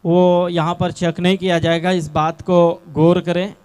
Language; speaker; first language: Hindi; non-native, local second language; Marathi